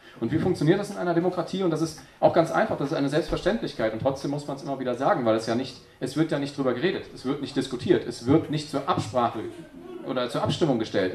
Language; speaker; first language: German; native; German